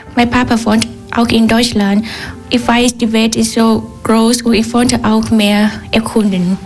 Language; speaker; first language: German; non-native, learner; Vietnamese